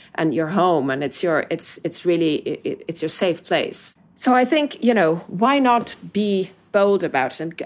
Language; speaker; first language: English; non-native, fluent; Italian